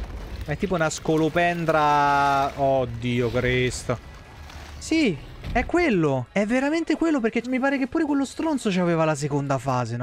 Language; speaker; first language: Italian; native; Italian